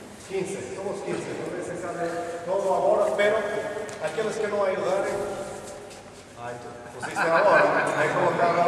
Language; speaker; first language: Spanish; non-native, learner; Portuguese